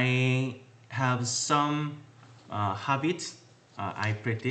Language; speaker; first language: English; non-native, learner; Korean